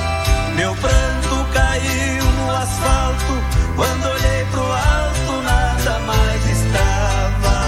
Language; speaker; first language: Portuguese; native; Portuguese